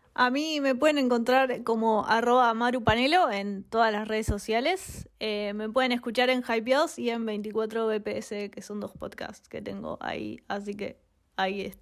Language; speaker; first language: Spanish; native; Spanish